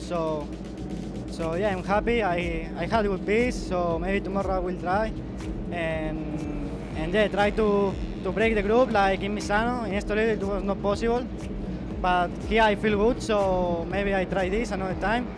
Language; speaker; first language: English; non-native, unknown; Spanish